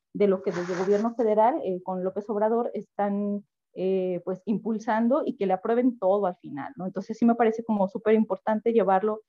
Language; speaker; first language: Spanish; native; Spanish